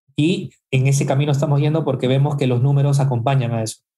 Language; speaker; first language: Spanish; native; Spanish